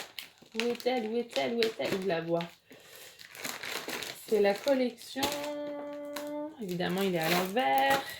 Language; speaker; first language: French; native; French